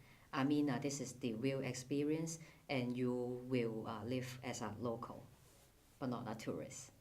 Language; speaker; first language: English; non-native, fluent; Cantonese